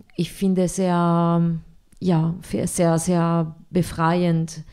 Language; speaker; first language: German; non-native, fluent; Italian